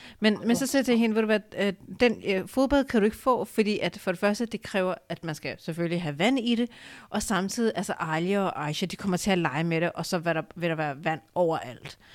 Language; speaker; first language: Danish; early bilingual, other home language; Urdu